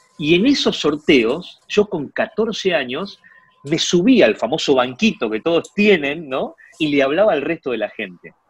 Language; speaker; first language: Spanish; early bilingual, other home language; Chinese